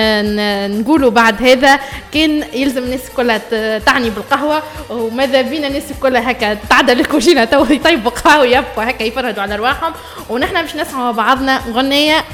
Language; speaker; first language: Arabic; native; Arabic